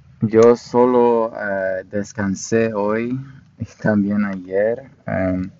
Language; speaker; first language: Spanish; non-native, fluent; English